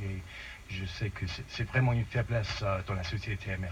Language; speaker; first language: French; non-native, fluent; English